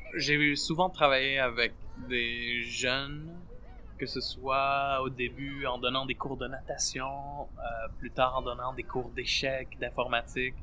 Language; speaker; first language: French; native; French